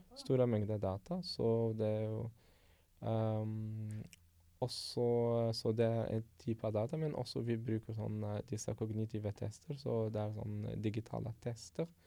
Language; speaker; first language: Norwegian; non-native, fluent; Arabic